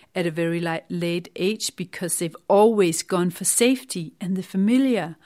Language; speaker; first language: English; non-native, fluent; Danish